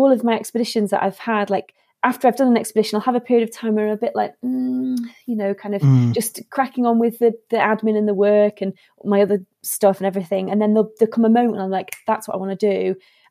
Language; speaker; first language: English; native; English